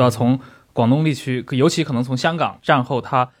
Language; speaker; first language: Chinese; native; Chinese